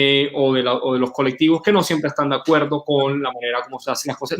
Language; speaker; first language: Spanish; native; Spanish